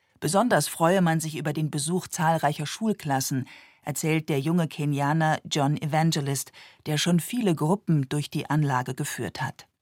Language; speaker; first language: German; native; German